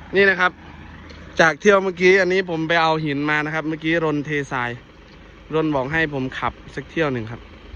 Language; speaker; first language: Thai; non-native, local second language; Northern Khmer